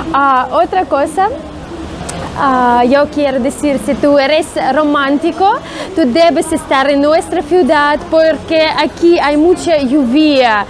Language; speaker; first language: Spanish; non-native, learner; Russian